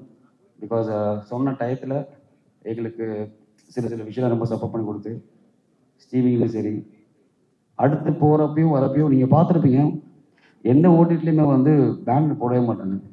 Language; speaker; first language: Tamil; native; Tamil